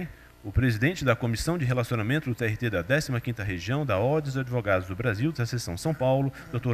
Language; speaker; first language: Portuguese; native; Portuguese